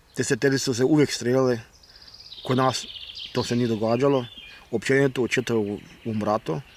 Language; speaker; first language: Bosnian; early bilingual, heritage; Bosnian